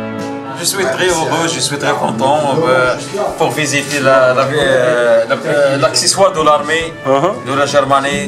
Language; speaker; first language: French; non-native, learner; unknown